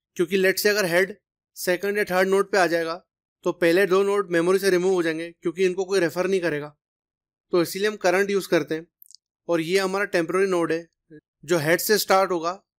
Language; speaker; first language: Hindi; native; Hindi